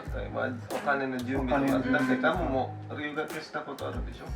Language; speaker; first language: Japanese; non-native, fluent; Indonesian